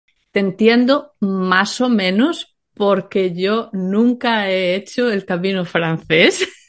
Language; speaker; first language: Spanish; native; Spanish